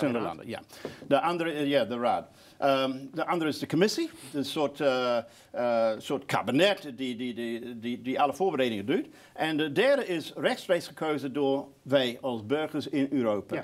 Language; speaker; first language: Dutch; non-native, fluent; English